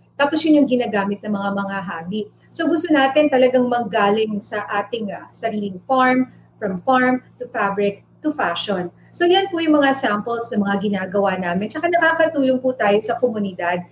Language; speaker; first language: Filipino; non-native, local second language; Iloko